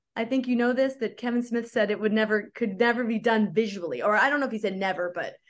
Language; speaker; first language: English; native; English